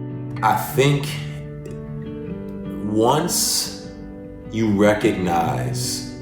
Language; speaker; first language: English; native; English